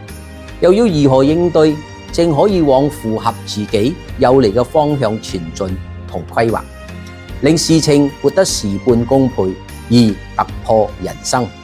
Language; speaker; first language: Chinese; non-native, local second language; Cantonese